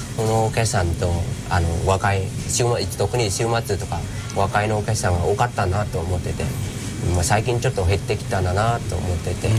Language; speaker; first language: Japanese; non-native, fluent; Vietnamese